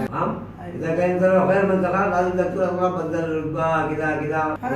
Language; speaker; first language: Arabic; non-native, learner; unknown